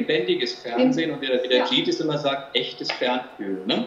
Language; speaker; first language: German; native; German